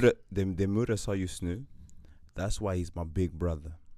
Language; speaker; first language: Swedish; native; Swedish